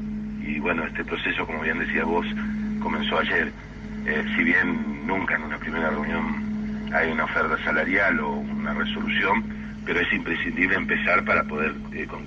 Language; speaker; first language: Spanish; native; Spanish